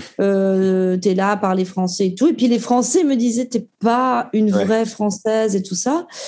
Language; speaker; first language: French; native; French